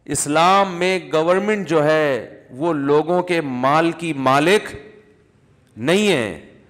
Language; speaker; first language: Urdu; native; Urdu